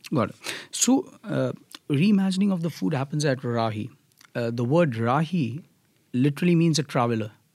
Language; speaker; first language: English; non-native, local second language; Gujarati